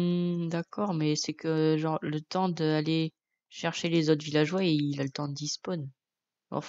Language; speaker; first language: French; native; French